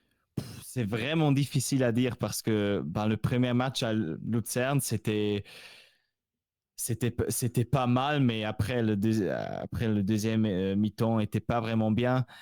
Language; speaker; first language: French; non-native, local second language; Swiss German